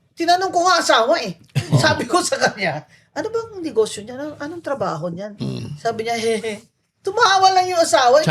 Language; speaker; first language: Filipino; non-native, local second language; Hiligaynon